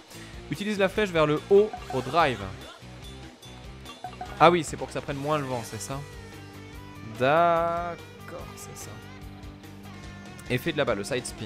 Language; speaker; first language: French; native; French